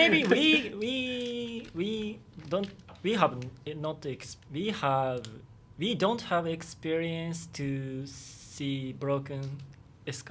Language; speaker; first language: English; non-native, learner; Japanese